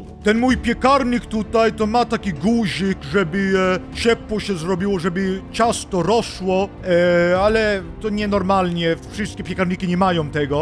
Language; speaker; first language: Polish; non-native, learner; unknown